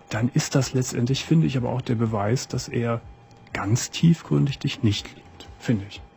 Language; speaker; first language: German; native; German